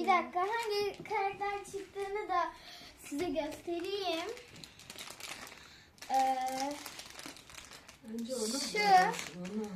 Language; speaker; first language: Turkish; native; Turkish